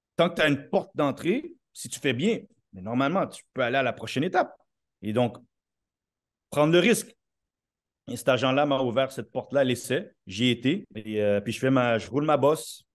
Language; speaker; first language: French; native; French